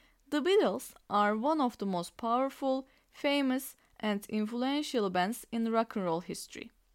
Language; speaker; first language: English; non-native, fluent; Turkish